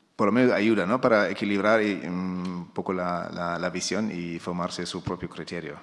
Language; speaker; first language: Spanish; non-native, fluent; German